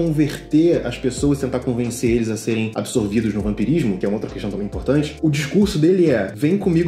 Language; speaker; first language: Portuguese; native; Portuguese